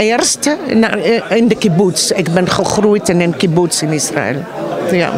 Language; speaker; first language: Dutch; non-native, fluent; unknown